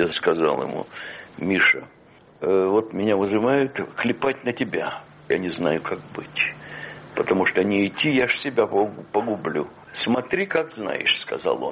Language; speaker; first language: Russian; native; Russian